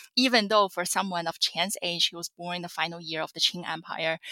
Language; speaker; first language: English; non-native, fluent; Chinese